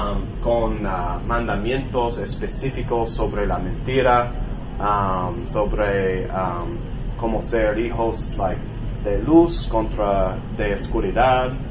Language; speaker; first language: Spanish; non-native, learner; English